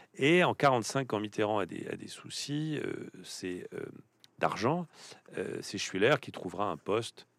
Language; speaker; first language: French; native; French